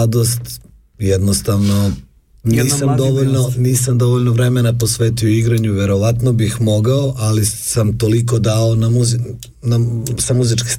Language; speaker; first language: Serbian; native; Serbian